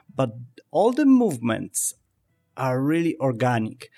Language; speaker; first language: English; non-native, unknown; Polish